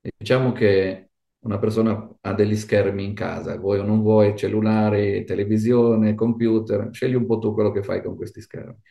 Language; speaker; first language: Italian; non-native, fluent; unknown